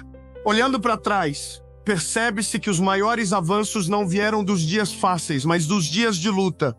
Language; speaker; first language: Portuguese; native; Portuguese